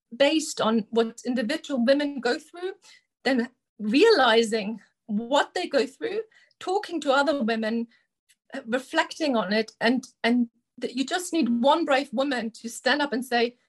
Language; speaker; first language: English; non-native, fluent; German